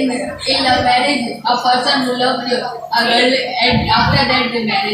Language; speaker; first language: English; non-native, learner; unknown